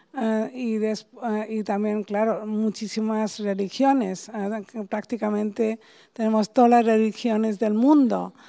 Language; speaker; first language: Spanish; non-native, fluent; Bangla